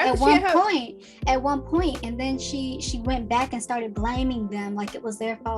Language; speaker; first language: English; native; English